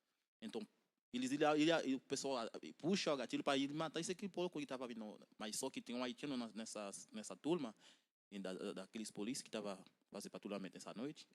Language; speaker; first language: Portuguese; non-native, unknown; Haitian Creole